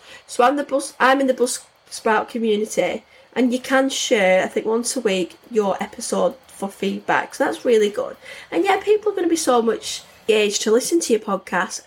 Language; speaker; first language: English; native; English